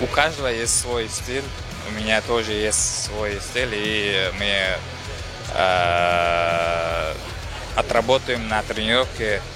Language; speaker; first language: Russian; non-native, local second language; Uzbek